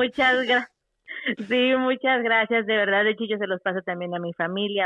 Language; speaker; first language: Spanish; native; Spanish